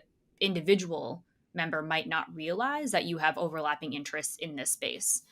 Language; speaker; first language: English; native; English